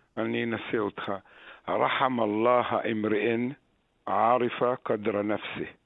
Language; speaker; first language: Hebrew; non-native, local second language; Arabic